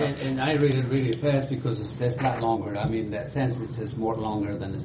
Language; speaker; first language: English; native; English